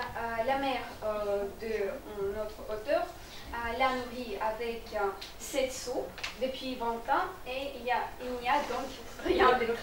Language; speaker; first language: French; non-native, learner; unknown